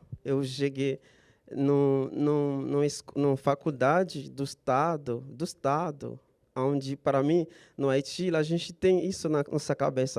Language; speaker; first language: Portuguese; non-native, fluent; Haitian Creole